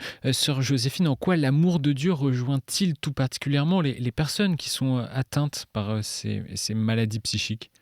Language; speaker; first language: French; native; French